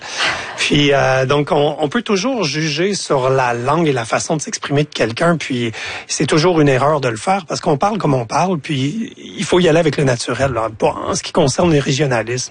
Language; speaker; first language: French; native; French